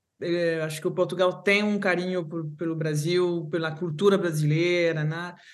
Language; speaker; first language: Portuguese; non-native, fluent; French